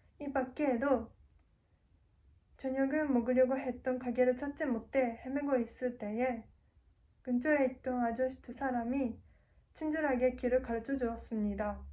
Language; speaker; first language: Korean; non-native, learner; Japanese